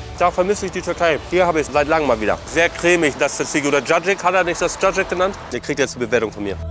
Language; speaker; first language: German; native; German